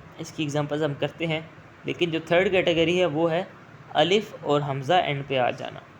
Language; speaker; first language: Urdu; native; Urdu